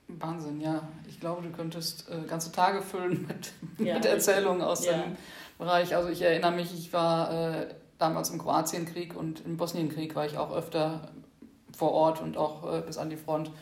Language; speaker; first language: German; native; German